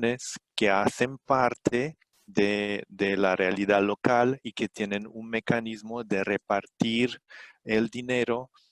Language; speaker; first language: Spanish; non-native, fluent; Romanian